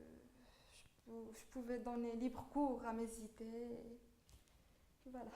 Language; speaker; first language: French; non-native, local second language; Arabic